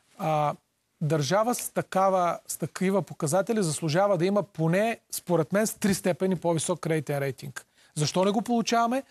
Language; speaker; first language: Bulgarian; native; Bulgarian